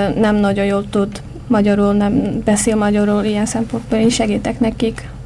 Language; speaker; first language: Hungarian; non-native, fluent; Uyghur